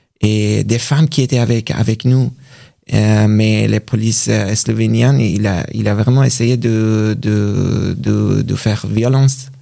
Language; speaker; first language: French; non-native, learner; Persian